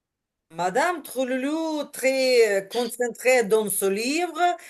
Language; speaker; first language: French; non-native, learner; Ukrainian